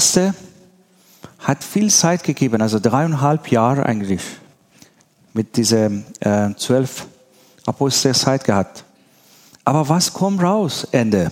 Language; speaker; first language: German; non-native, learner; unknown